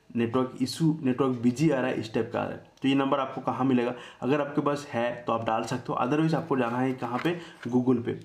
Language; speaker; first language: Hindi; native; Hindi